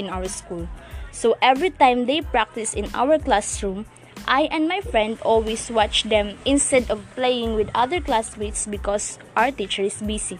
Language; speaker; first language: English; non-native, local second language; Cebuano